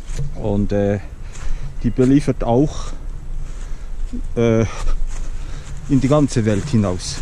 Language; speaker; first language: German; native; German